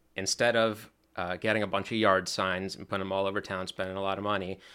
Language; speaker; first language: English; native; English